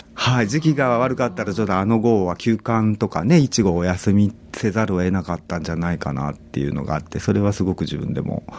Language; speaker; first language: Japanese; native; Japanese